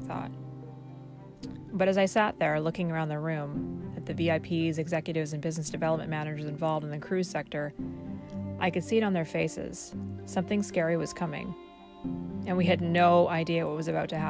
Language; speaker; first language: English; native; English